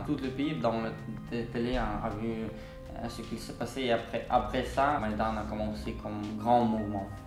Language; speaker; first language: French; non-native, learner; Ukrainian